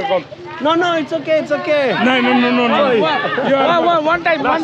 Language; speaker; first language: English; non-native, learner; French